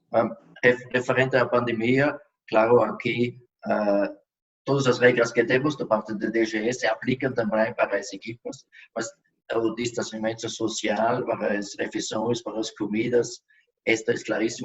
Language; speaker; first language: Portuguese; non-native, fluent; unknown